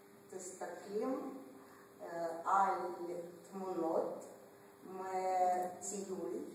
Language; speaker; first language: Hebrew; non-native, learner; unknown